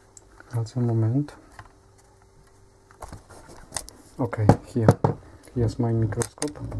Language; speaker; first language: German; non-native, learner; Polish